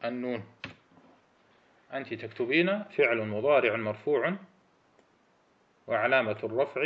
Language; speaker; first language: Arabic; early bilingual, heritage; Arabic